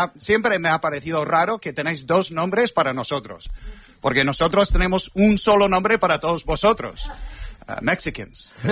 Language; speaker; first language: Spanish; non-native, fluent; English